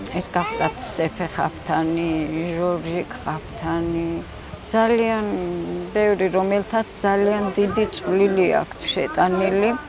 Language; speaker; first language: Georgian; non-native, local second language; Svan